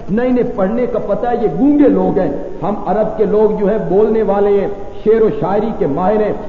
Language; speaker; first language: Urdu; non-native, local second language; Punjabi